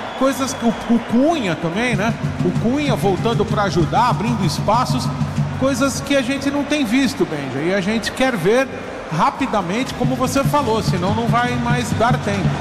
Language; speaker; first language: Portuguese; native; Portuguese